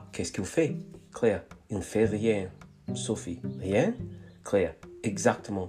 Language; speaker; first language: French; non-native, learner; English